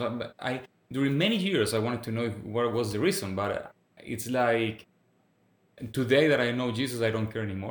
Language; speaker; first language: English; non-native, fluent; Spanish